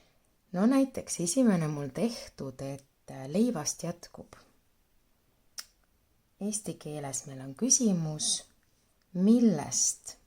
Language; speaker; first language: Estonian; non-native, local second language; Russian